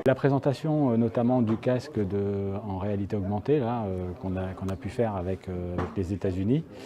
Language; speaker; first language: French; native; French